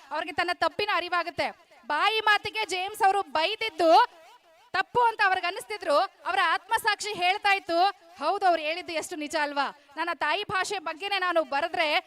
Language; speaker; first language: Kannada; native; Kannada